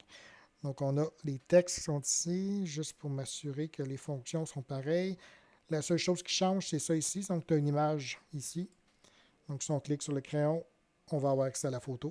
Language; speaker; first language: French; native; French